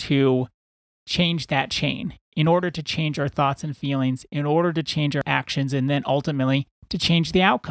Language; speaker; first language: English; native; English